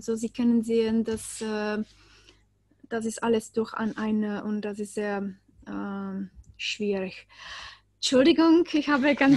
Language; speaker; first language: German; non-native, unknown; Czech